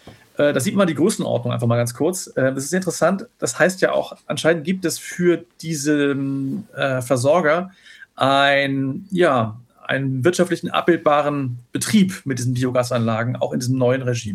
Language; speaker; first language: German; native; German